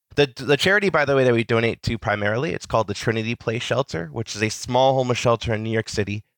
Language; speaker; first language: English; native; English